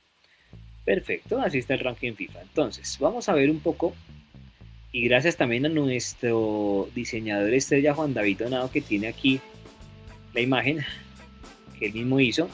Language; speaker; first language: Spanish; native; Spanish